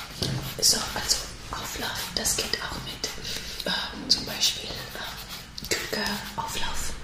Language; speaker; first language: German; non-native, learner; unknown